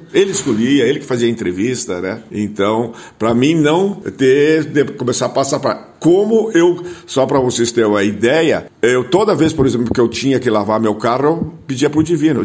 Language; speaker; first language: Portuguese; non-native, local second language; German